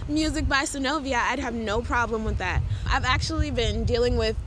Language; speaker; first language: English; native; English